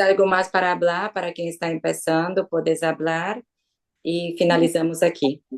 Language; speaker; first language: Portuguese; non-native, learner; Spanish